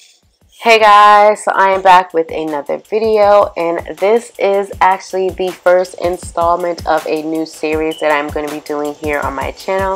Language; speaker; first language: English; native; English